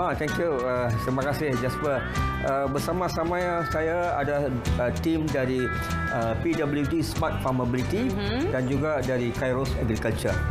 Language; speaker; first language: Malay; non-native, local second language; Tamil